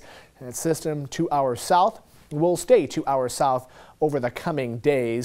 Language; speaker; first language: English; native; English